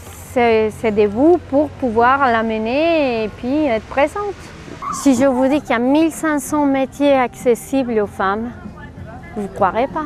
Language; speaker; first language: French; non-native, fluent; Spanish